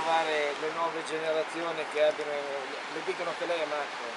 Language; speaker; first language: Italian; native; Italian